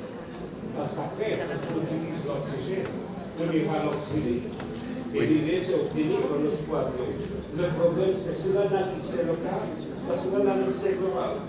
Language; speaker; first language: French; non-native, local second language; Arabic